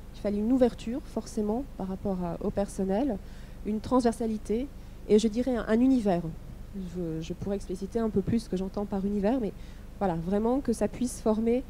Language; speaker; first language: French; native; French